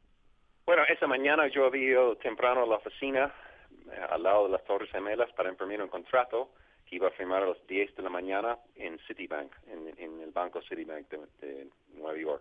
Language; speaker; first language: Spanish; non-native, fluent; English